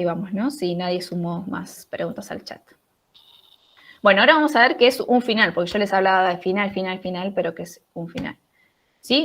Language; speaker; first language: Spanish; native; Spanish